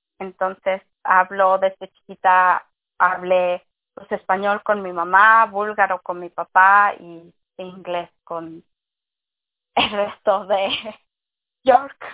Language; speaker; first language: Spanish; early bilingual, heritage; Spanish